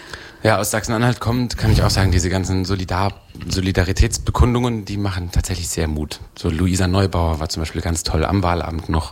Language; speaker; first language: German; native; German